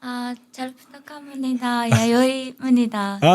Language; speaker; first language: Korean; non-native, learner; Japanese